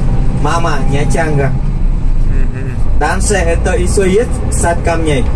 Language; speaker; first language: Russian; non-native, learner; Vietnamese